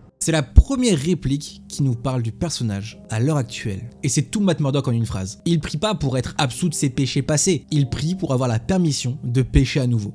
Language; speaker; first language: French; native; French